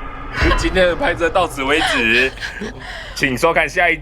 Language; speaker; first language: Chinese; native; Chinese